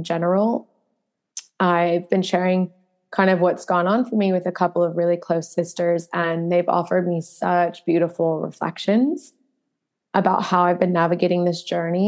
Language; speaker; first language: English; native; English